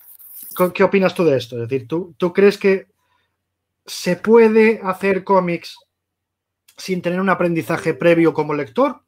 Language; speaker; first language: Spanish; native; Spanish